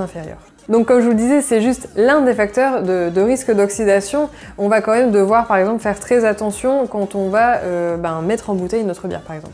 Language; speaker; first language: French; native; French